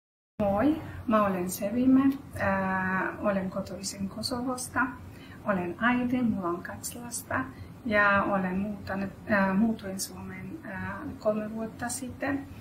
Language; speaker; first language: Finnish; non-native, learner; Albanian